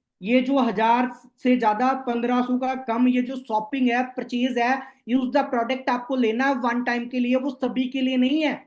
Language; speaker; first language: Hindi; non-native, local second language; Bangla